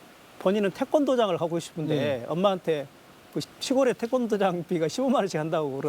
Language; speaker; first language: Korean; native; Korean